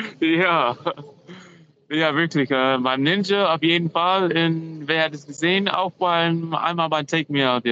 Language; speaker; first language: German; non-native, fluent; English